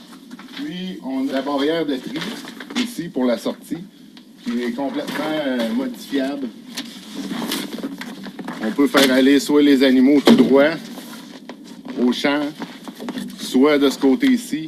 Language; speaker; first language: French; native; French